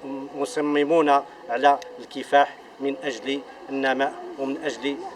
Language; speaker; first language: Arabic; native; Arabic